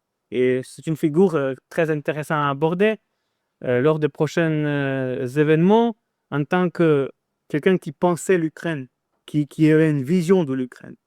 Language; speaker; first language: French; non-native, fluent; Ukrainian